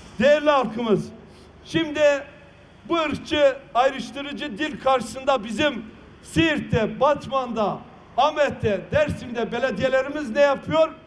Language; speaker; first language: Turkish; non-native, local second language; Kurdish